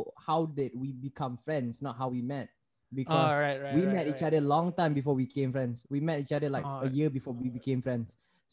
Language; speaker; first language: English; non-native, local second language; Malay